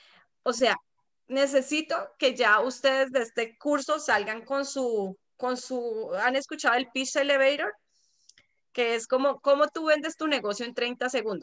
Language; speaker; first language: Spanish; native; Spanish